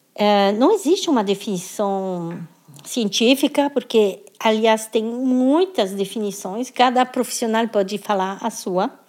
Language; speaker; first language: Portuguese; non-native, fluent; French